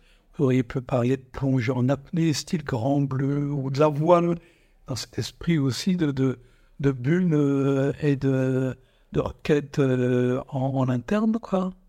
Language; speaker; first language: French; native; French